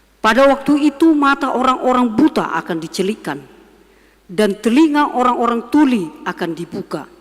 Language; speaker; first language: Indonesian; non-native, local second language; Batak Toba